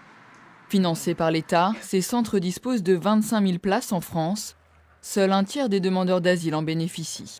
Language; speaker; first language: French; native; French